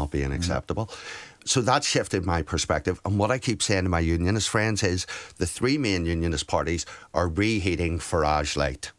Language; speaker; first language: English; native; English